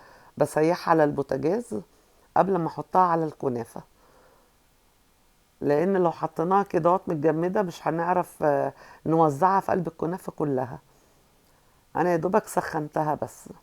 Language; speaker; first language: Arabic; native; Arabic